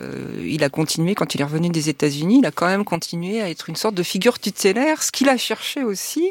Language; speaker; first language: French; native; French